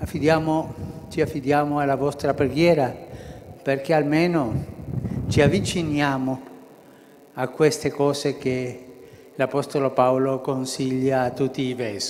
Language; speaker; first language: Italian; early bilingual, heritage; Spanish